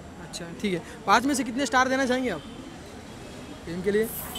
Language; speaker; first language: Hindi; native; Hindi